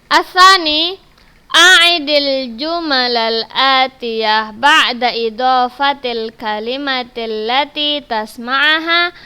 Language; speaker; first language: Arabic; non-native, fluent; Indonesian